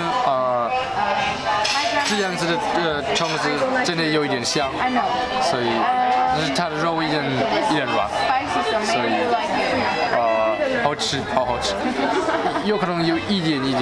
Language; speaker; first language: Chinese; non-native, learner; German